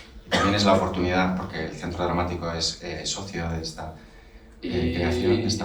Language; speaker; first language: Spanish; native; Spanish